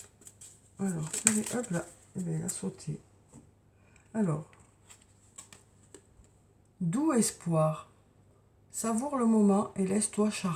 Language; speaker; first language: French; native; French